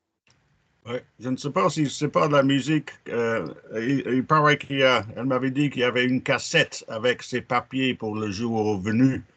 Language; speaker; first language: French; non-native, fluent; English